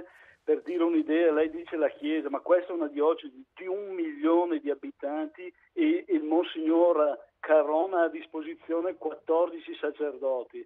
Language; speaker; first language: Italian; native; Italian